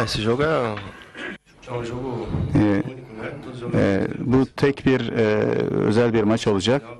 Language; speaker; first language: Turkish; non-native, learner; Portuguese